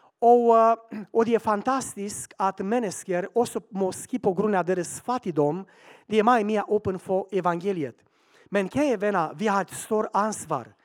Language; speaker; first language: Swedish; non-native, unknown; Romanian